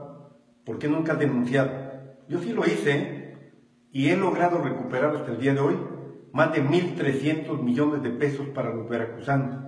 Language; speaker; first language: Spanish; native; Spanish